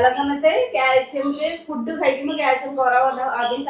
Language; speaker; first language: Malayalam; non-native, learner; Nepali